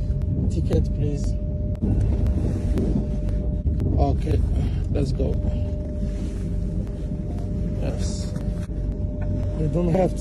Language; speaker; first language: English; non-native, learner; French